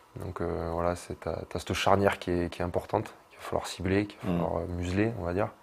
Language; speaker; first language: French; native; French